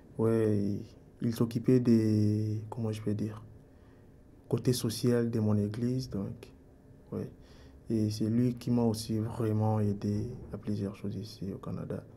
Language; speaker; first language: French; non-native, local second language; Lingala